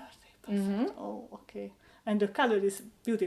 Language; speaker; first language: English; non-native, learner; Hungarian